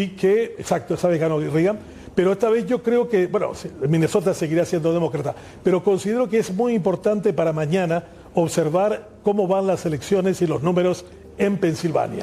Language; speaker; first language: Spanish; native; Spanish